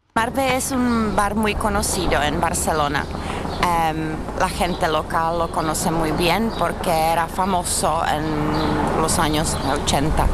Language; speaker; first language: Spanish; non-native, fluent; Czech